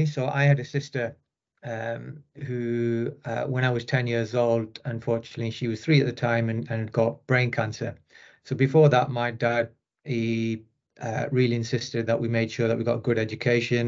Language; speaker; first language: English; native; English